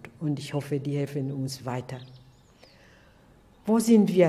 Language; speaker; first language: German; non-native, learner; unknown